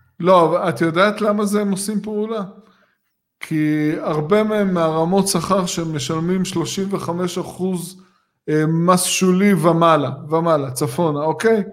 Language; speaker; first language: Hebrew; native; Hebrew